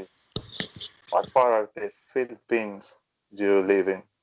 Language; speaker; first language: English; non-native, learner; Portuguese